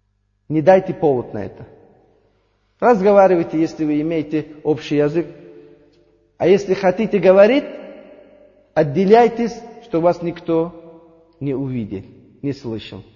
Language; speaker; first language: Russian; non-native, learner; Uzbek